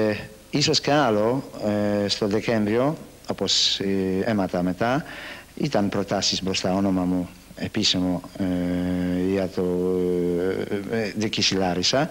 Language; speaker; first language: Greek; non-native, learner; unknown